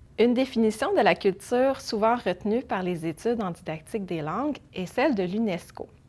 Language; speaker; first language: French; early bilingual, other home language; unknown